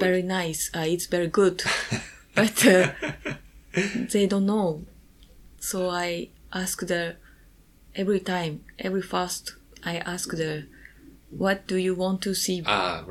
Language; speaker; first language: English; non-native, learner; Japanese